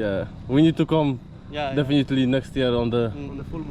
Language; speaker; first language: English; non-native, learner; Polish